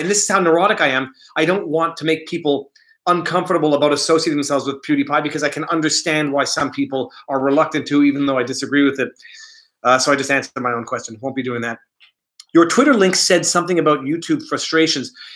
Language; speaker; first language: English; native; English